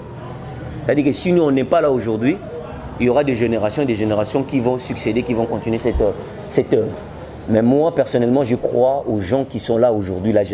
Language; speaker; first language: French; non-native, local second language; Lingala